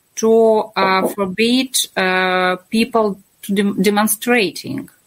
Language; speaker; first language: English; non-native, fluent; Russian